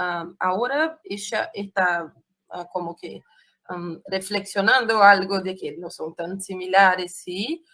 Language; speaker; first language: Spanish; non-native, fluent; Portuguese